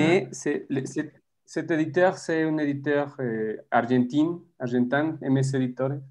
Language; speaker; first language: French; non-native, fluent; Spanish